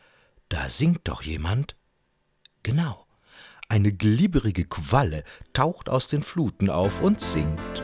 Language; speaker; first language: German; native; German